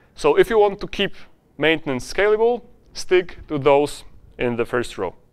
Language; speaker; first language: English; non-native, fluent; Polish